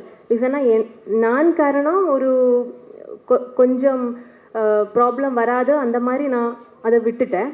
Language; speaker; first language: Tamil; non-native, learner; Malayalam